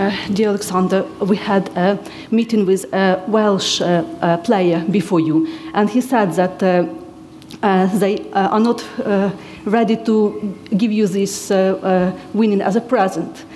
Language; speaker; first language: English; non-native, fluent; Ukrainian